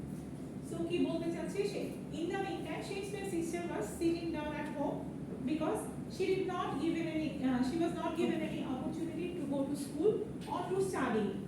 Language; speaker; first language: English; non-native, local second language; Bangla